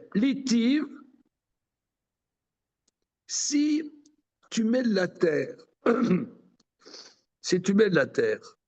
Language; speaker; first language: French; native; French